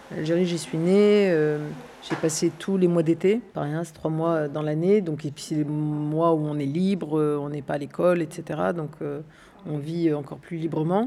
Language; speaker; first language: French; early bilingual, other home language; Arabic